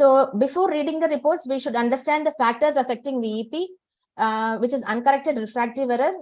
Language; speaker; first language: English; non-native, local second language; Tamil